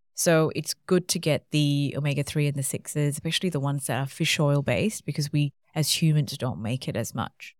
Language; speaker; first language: English; non-native, local second language; Tamil